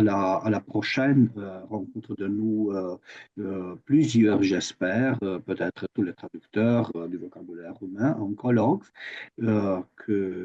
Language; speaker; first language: French; non-native, fluent; Romanian